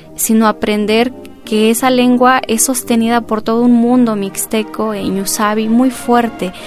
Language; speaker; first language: Spanish; non-native, local second language; Mixtepec Mixtec